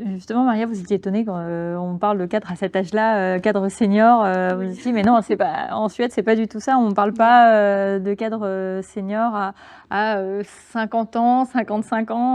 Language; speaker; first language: French; native; French